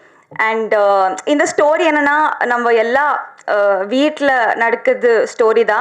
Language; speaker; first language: Tamil; non-native, learner; Telugu